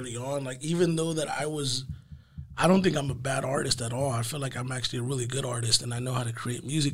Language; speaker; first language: English; early bilingual, other home language; Spanish